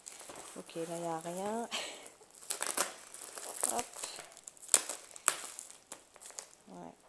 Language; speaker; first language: French; native; French